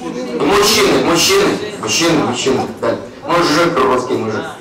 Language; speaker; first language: Polish; non-native, learner; Russian